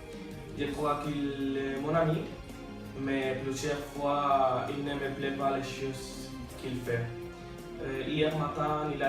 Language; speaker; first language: French; non-native, learner; Spanish